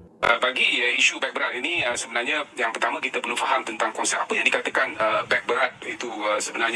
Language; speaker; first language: Malay; native; Malay